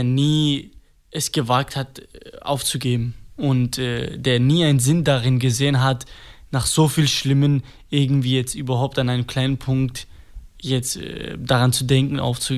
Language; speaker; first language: German; non-native, fluent; Kurdish